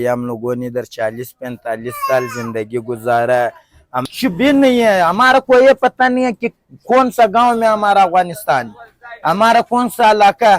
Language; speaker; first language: Hindi; non-native, local second language; Pashto